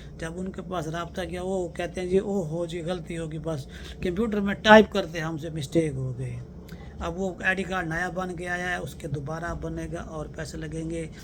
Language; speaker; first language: Urdu; non-native, local second language; Punjabi